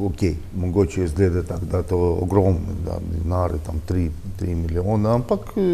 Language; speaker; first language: Slovenian; non-native, learner; Russian